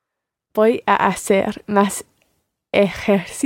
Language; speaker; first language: Spanish; non-native, learner; English